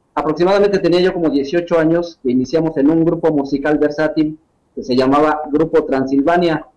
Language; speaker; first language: Spanish; native; Spanish